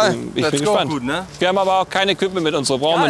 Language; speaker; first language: German; native; German